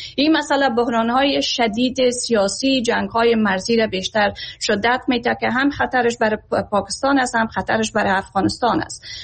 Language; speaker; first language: Persian; native; Persian